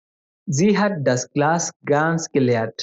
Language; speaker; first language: German; non-native, fluent; Bangla